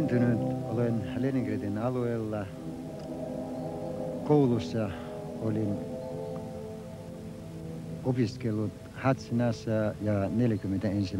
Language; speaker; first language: Finnish; early bilingual, heritage; Finnish